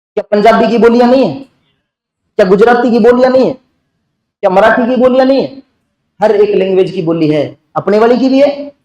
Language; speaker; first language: Hindi; native; Hindi